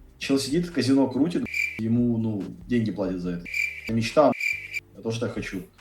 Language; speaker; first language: Russian; native; Russian